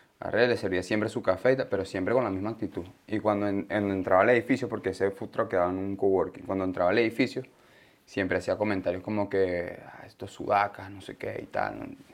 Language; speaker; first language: Spanish; native; Spanish